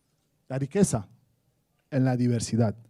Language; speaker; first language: Spanish; non-native, fluent; Arabic